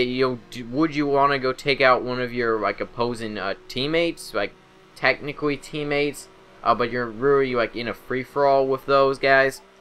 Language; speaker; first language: English; native; English